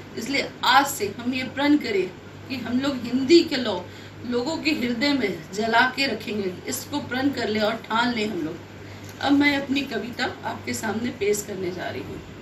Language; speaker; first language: Hindi; native; Hindi